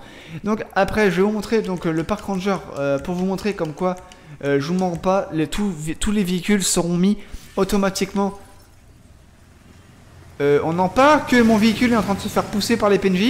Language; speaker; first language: French; native; French